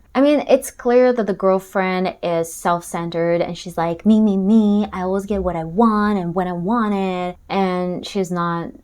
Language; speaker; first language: English; non-native, fluent; Russian